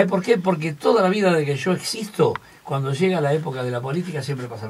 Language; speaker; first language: Spanish; native; Spanish